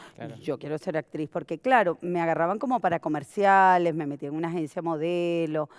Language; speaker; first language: Spanish; native; Spanish